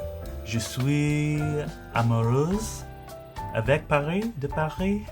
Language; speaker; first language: French; non-native, learner; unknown